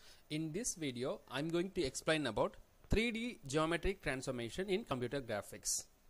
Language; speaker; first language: English; non-native, local second language; Tamil